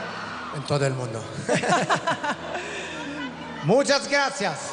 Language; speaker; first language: Spanish; non-native, learner; Italian